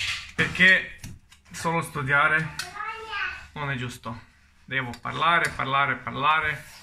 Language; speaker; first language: Italian; non-native, learner; Russian